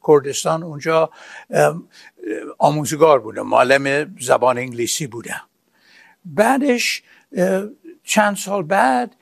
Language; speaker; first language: Persian; non-native, fluent; English